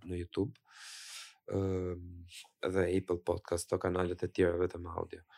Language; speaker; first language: Albanian; native; Albanian